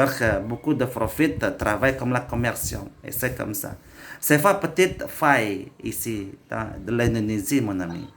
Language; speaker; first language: French; non-native, learner; Indonesian